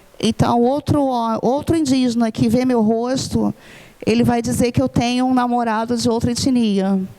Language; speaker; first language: Portuguese; non-native, fluent; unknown